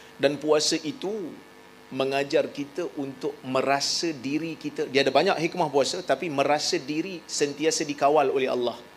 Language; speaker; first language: Malay; native; Malay